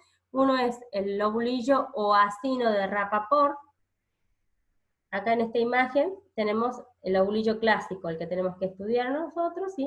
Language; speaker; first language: Spanish; native; Spanish